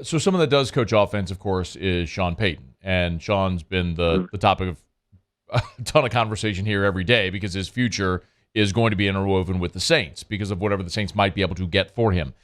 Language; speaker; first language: English; native; English